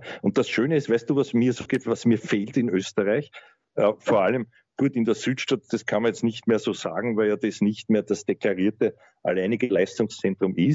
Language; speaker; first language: German; native; German